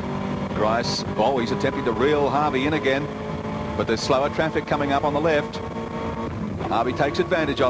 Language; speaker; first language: English; native; English